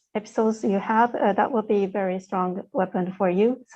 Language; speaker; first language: English; non-native, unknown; Japanese